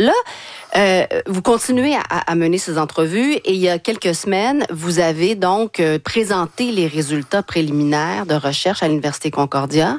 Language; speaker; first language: French; native; French